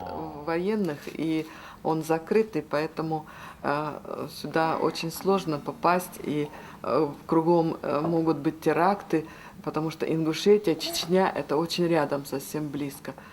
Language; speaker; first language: Russian; native; Russian